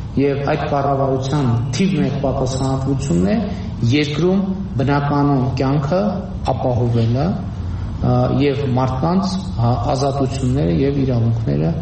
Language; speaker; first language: Armenian; native; Armenian